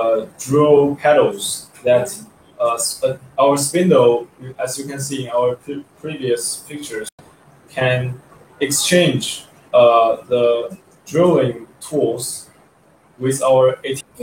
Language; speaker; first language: English; non-native, learner; Chinese